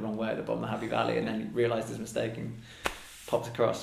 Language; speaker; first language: English; native; English